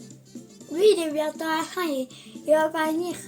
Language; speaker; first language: French; native; French